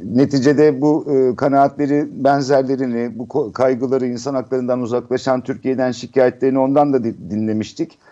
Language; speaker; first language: Turkish; native; Turkish